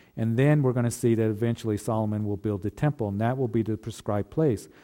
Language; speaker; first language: English; native; English